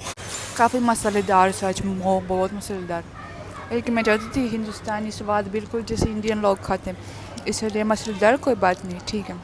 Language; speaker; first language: Hindi; non-native, learner; Russian